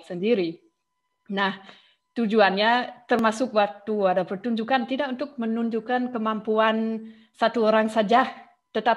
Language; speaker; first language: Indonesian; non-native, fluent; German